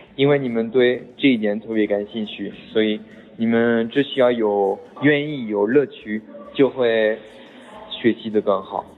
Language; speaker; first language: Chinese; non-native, fluent; French